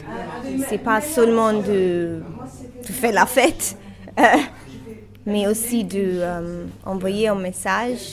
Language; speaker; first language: French; non-native, learner; English